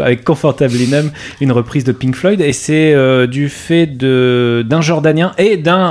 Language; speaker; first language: French; native; French